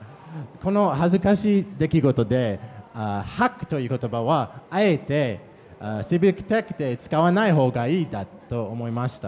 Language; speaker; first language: Japanese; non-native, fluent; English